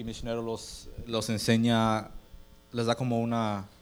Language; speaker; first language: Spanish; early bilingual, heritage; Spanish